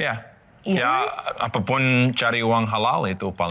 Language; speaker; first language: Indonesian; non-native, learner; English